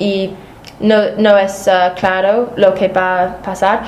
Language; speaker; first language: Spanish; non-native, fluent; English